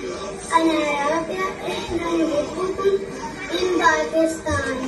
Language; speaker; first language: Arabic; non-native, learner; Urdu